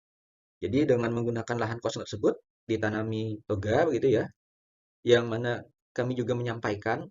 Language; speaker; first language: Indonesian; native; Indonesian